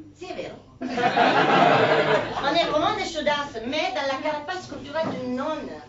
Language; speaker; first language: French; non-native, fluent; Italian